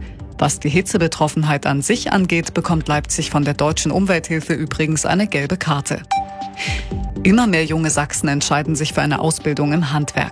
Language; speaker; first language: German; native; German